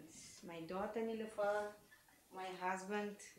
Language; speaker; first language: English; non-native, learner; Uzbek